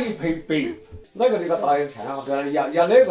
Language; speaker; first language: Chinese; native; Chinese